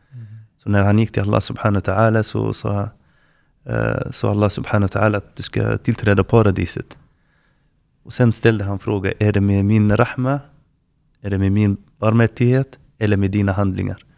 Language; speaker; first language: Swedish; non-native, fluent; Arabic